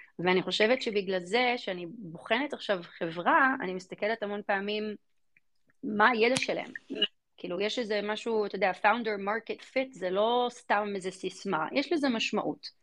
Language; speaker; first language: Hebrew; early bilingual, other home language; English